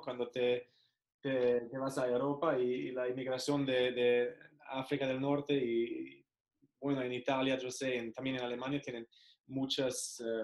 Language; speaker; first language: Spanish; non-native, fluent; German